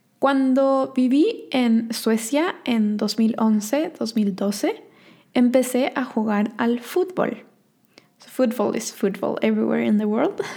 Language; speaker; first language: Spanish; native; Spanish